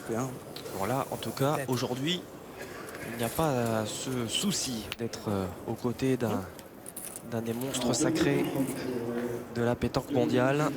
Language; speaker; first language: French; native; French